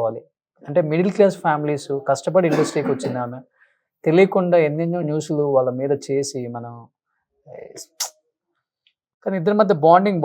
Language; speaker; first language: Telugu; native; Telugu